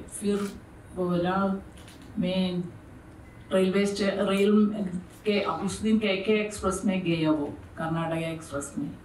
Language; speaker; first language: Hindi; non-native, local second language; Malayalam